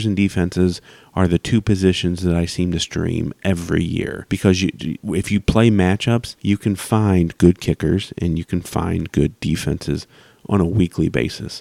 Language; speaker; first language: English; native; English